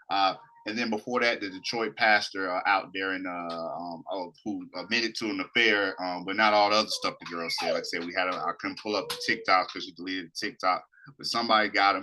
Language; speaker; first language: English; native; English